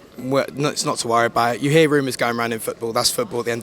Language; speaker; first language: English; native; English